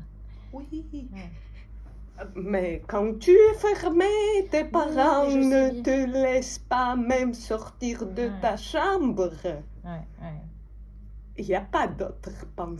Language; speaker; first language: French; non-native, fluent; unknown